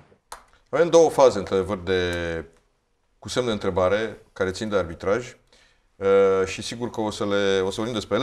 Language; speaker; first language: Romanian; native; Romanian